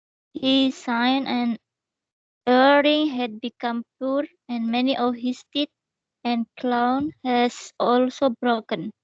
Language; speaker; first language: English; non-native, learner; Indonesian